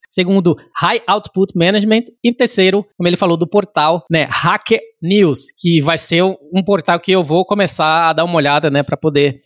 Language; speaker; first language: Portuguese; native; Portuguese